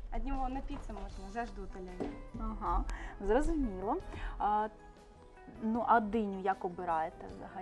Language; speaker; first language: Ukrainian; native; Ukrainian